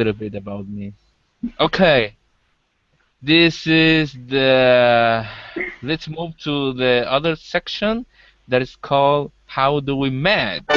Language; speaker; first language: English; non-native, learner; Spanish